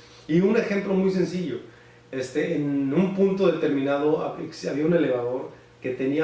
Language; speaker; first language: Spanish; native; Spanish